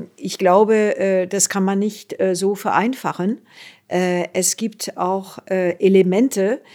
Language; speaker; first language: German; non-native, fluent; French